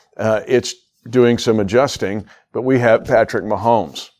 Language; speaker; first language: English; native; English